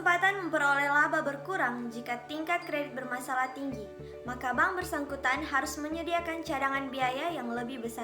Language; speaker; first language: Indonesian; native; Indonesian